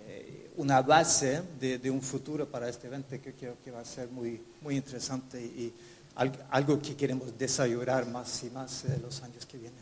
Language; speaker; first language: Spanish; non-native, fluent; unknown